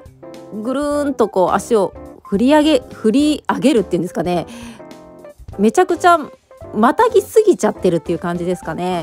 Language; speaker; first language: Japanese; native; Japanese